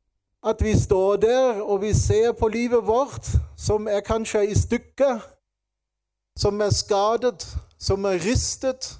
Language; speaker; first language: Norwegian; non-native, fluent; German